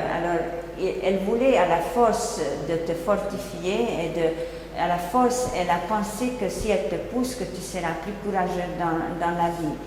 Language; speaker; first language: French; non-native, fluent; Hungarian